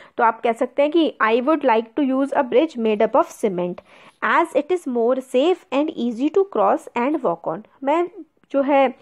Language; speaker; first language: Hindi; native; Hindi